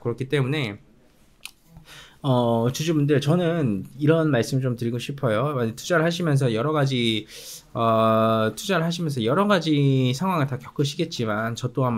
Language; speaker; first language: Korean; native; Korean